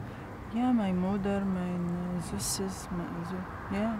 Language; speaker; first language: Dutch; non-native, learner; Arabic